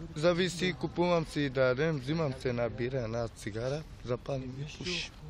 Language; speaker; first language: Bulgarian; non-native, local second language; Romany